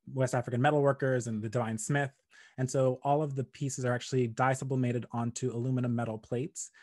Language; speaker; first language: English; native; English